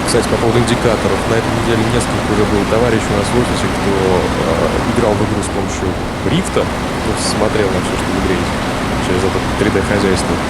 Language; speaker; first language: Russian; native; Russian